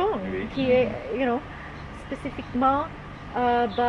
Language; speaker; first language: French; non-native, learner; English